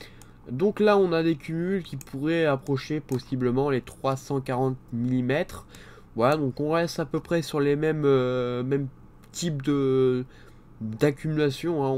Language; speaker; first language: French; native; French